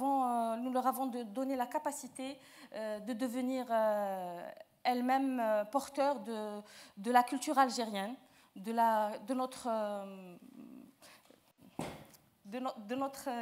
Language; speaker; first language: French; non-native, local second language; Arabic